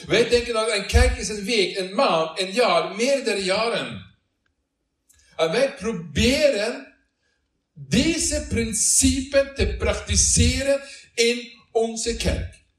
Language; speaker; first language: Dutch; non-native, learner; Norwegian